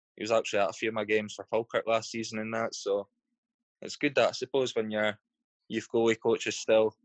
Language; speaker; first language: English; native; English